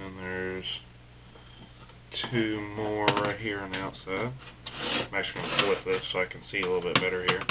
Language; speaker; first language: English; native; English